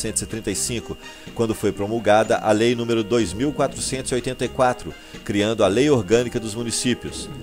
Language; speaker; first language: Portuguese; native; Portuguese